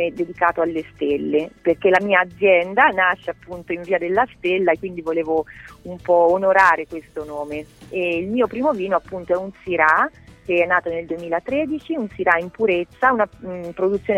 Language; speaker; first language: Italian; native; Italian